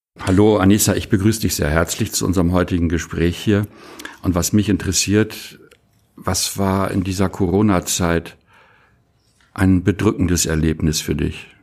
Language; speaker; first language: German; native; German